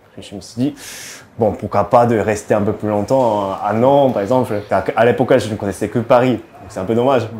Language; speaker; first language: French; non-native, fluent; Japanese